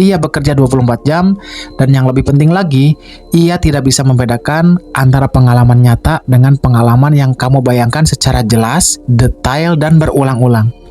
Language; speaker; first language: Indonesian; native; Indonesian